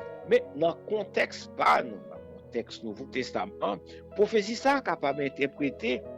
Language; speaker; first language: French; non-native, local second language; Haitian Creole